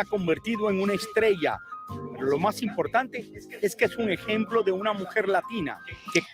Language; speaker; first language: Spanish; native; Spanish